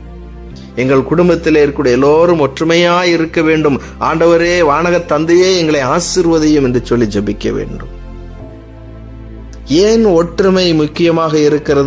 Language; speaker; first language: Tamil; native; Tamil